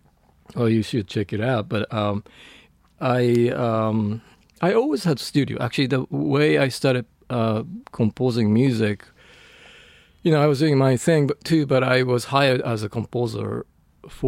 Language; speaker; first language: English; non-native, fluent; Japanese